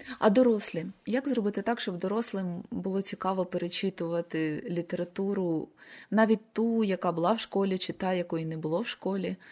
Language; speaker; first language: Ukrainian; native; Ukrainian